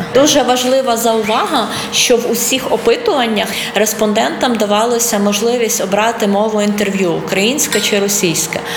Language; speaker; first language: Ukrainian; non-native, local second language; Russian